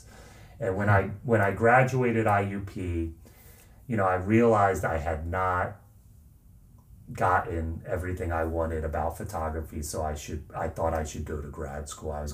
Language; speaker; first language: English; native; English